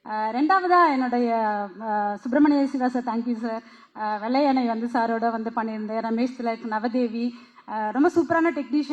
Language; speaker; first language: Tamil; native; Tamil